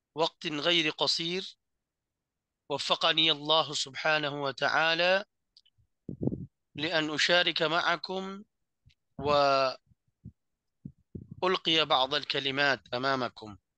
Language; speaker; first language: Arabic; non-native, fluent; Bangla